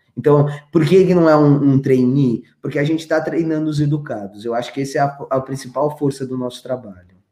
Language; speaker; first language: Portuguese; native; Portuguese